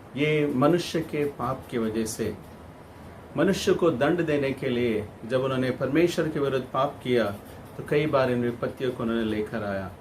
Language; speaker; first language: Hindi; non-native, local second language; Kannada